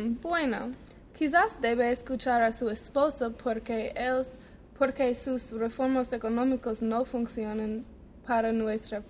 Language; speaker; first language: Spanish; non-native, learner; English